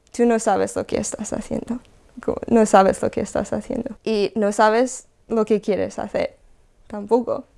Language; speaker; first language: Spanish; non-native, fluent; English